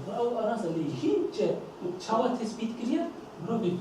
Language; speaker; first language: Turkish; non-native, local second language; Kurdish